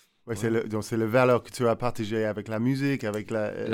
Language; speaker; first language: French; non-native, learner; English